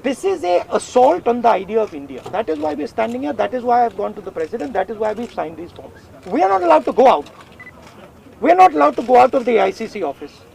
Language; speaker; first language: English; non-native, local second language; Hindi